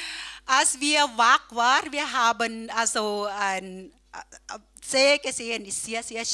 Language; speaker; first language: German; non-native, learner; Thai